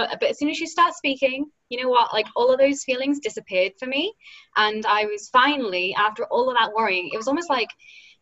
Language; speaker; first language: English; native; English